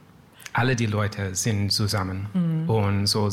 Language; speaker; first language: German; non-native, learner; French